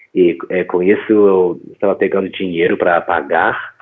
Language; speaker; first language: Portuguese; non-native, fluent; English